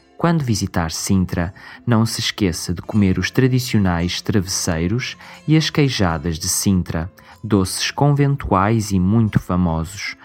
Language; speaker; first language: Portuguese; native; Portuguese